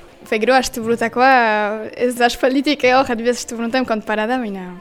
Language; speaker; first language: Basque; native; Basque